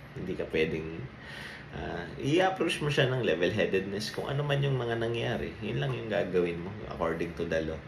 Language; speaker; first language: Filipino; native; Filipino